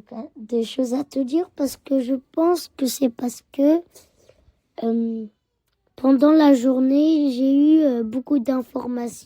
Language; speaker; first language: French; early bilingual, other home language; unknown